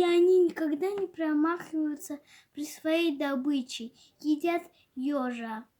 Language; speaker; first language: Russian; native; Russian